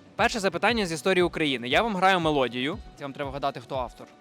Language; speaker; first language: Ukrainian; native; Ukrainian